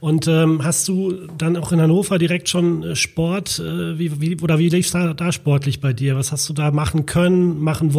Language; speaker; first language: German; native; German